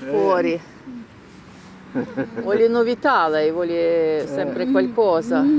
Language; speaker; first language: Italian; non-native, learner; Ukrainian